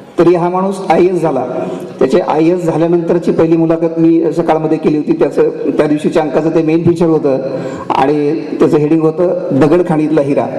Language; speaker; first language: Marathi; native; Marathi